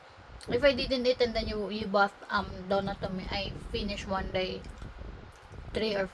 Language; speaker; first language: English; non-native, local second language; Filipino